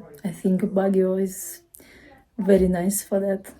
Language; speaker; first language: English; non-native, fluent; Russian